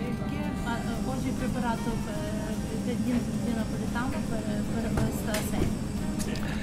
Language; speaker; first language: Italian; non-native, learner; Ukrainian